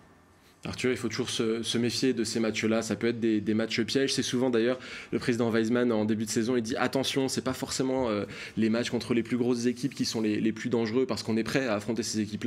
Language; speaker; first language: French; native; French